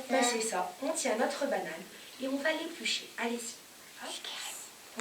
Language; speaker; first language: French; native; French